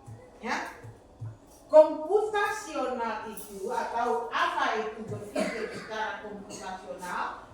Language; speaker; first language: Indonesian; native; Indonesian